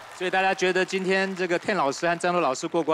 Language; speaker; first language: Chinese; native; Chinese